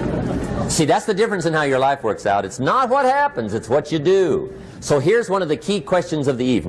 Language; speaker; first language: English; native; English